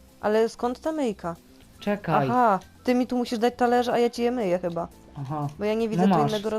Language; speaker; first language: Polish; native; Polish